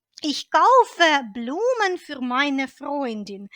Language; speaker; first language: German; non-native, fluent; Ukrainian